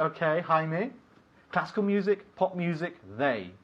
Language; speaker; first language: English; non-native, fluent; Spanish